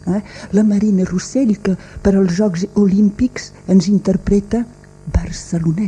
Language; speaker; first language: Catalan; native; Catalan